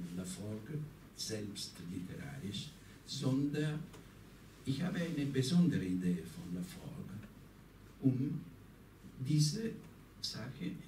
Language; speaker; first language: German; non-native, learner; Italian